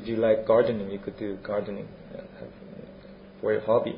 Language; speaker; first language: English; non-native, fluent; Korean